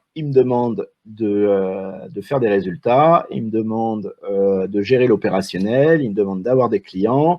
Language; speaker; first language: French; native; French